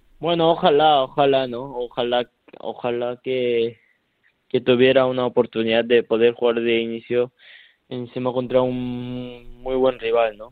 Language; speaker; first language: Spanish; early bilingual, other home language; Korean